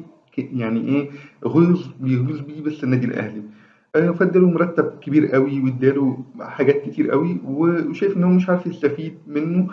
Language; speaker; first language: Arabic; native; Arabic